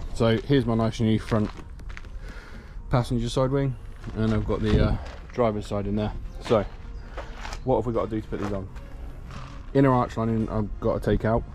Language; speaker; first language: English; native; English